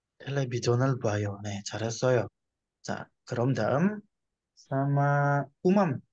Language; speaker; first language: Korean; non-native, fluent; Indonesian